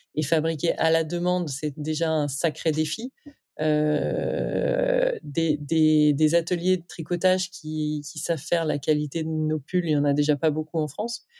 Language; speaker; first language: French; native; French